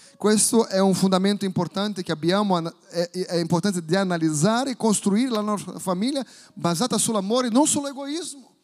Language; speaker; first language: Italian; non-native, fluent; Portuguese